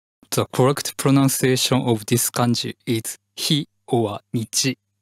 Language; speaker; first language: English; non-native, fluent; Japanese